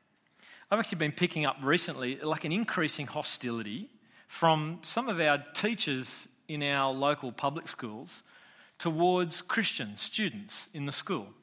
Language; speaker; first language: English; native; English